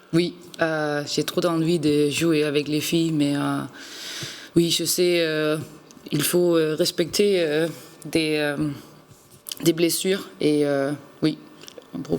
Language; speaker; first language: French; non-native, learner; Danish